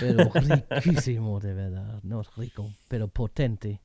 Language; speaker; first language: Spanish; non-native, learner; German